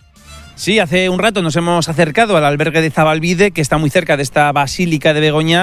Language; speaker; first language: Spanish; native; Spanish